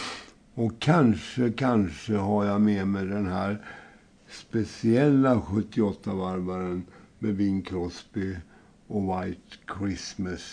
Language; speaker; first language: Swedish; native; Swedish